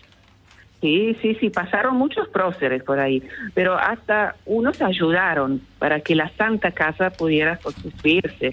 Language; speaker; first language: Spanish; non-native, fluent; Italian